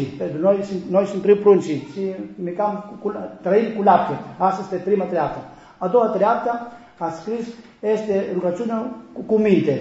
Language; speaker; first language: Romanian; non-native, learner; Greek